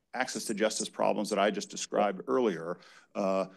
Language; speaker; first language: English; native; English